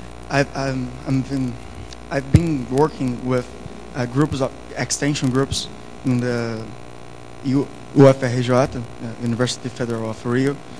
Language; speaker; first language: English; non-native, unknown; Portuguese